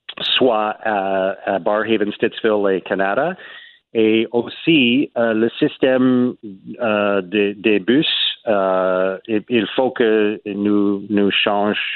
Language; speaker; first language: French; non-native, learner; English